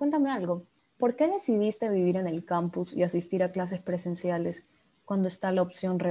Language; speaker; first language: Spanish; native; Spanish